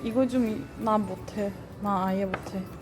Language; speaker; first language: Korean; non-native, fluent; Turkish